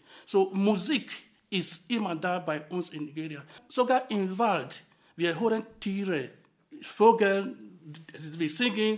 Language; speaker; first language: German; non-native, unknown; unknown